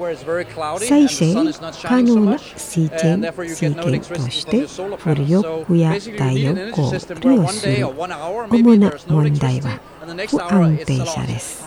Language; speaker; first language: Japanese; non-native, fluent; Indonesian